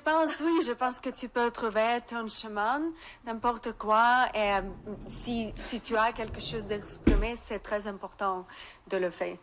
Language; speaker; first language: French; non-native, learner; Russian